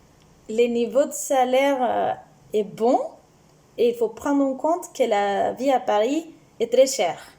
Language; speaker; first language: French; non-native, fluent; Spanish